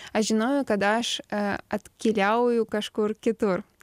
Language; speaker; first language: Lithuanian; non-native, learner; Ukrainian